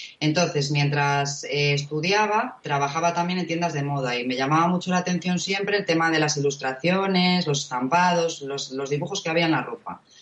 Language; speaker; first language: Spanish; native; Spanish